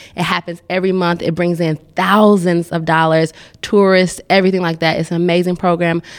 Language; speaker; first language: English; native; English